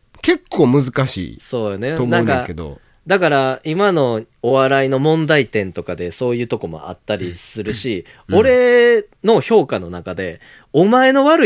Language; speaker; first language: Japanese; native; Japanese